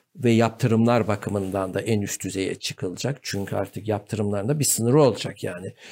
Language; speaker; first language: Turkish; native; Turkish